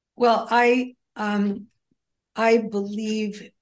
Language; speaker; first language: English; early bilingual, other home language; Greek